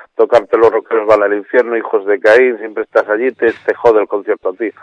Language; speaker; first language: Spanish; non-native, local second language; Galician